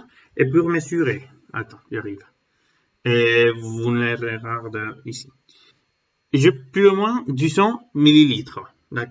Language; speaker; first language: French; non-native, learner; Spanish